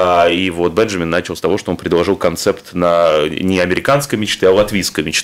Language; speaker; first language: Russian; native; Russian